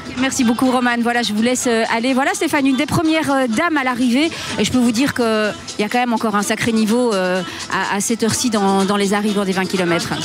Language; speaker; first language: French; native; French